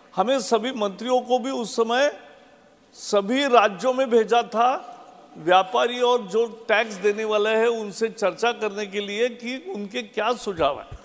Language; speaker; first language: Hindi; non-native, local second language; Marathi